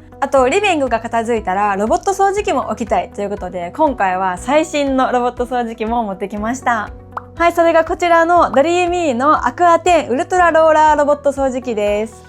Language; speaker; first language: Japanese; native; Japanese